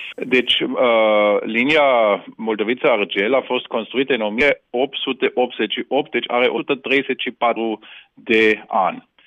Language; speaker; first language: Romanian; non-native, fluent; German